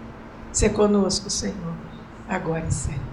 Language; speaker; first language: Portuguese; native; Portuguese